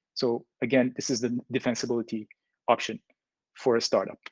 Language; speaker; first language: English; non-native, fluent; Turkish